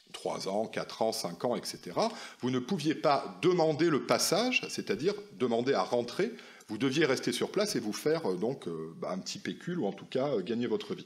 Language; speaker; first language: French; native; French